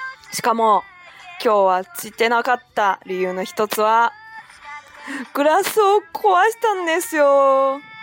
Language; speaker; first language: Japanese; non-native, fluent; Chinese